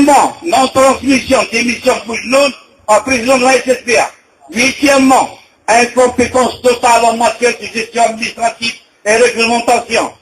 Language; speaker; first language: French; non-native, local second language; Arabic